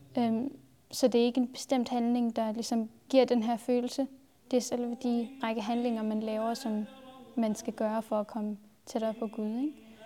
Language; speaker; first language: Danish; early bilingual, other home language; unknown